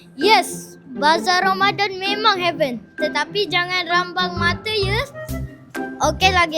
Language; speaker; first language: Malay; native; Malay